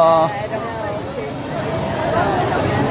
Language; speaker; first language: English; non-native, learner; Vietnamese